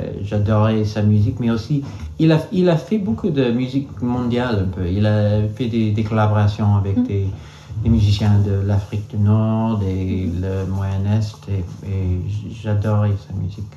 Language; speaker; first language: French; non-native, learner; English